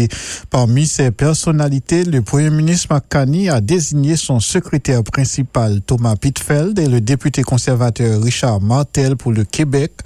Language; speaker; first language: French; native; French